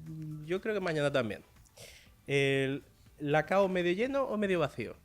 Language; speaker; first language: Spanish; early bilingual, other home language; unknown